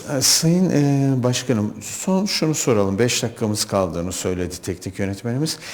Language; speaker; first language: Turkish; native; Turkish